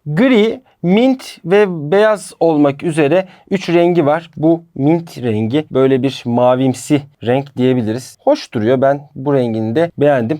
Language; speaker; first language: Turkish; native; Turkish